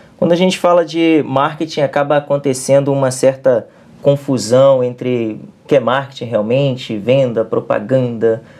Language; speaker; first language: Portuguese; native; Portuguese